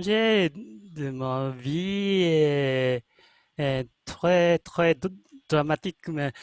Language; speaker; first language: French; non-native, learner; Russian